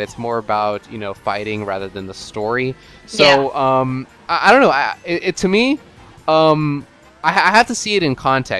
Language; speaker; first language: English; native; English